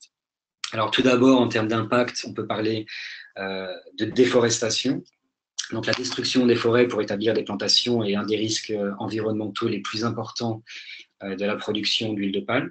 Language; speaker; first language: French; native; French